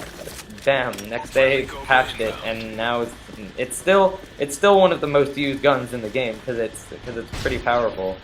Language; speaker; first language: English; native; English